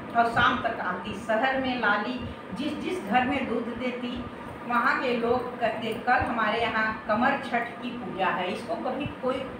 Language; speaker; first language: Hindi; native; Hindi